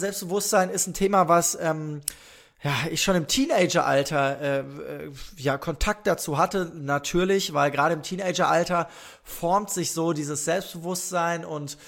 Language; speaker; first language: German; native; German